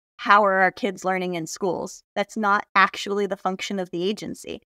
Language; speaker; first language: English; native; English